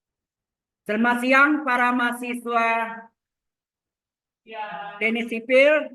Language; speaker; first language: Indonesian; native; Indonesian